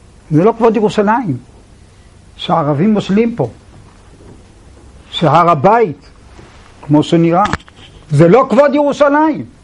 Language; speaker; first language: Hebrew; native; Hebrew